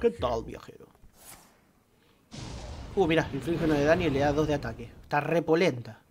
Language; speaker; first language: Spanish; native; Spanish